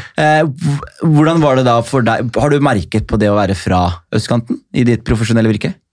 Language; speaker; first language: Norwegian; early bilingual, other home language; Somali